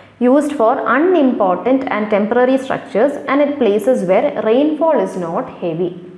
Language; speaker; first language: English; non-native, local second language; Malayalam